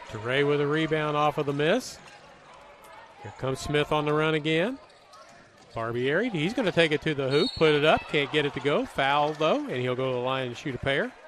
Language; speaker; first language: English; native; English